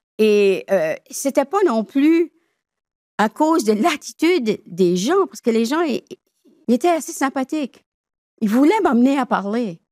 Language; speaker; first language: French; native; French